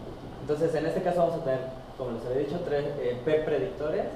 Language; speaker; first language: Spanish; native; Spanish